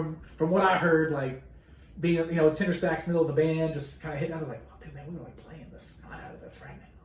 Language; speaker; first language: English; native; English